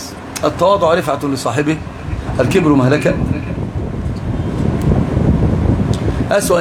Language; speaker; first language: Arabic; native; Arabic